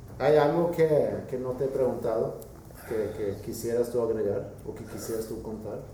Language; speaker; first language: Spanish; non-native, fluent; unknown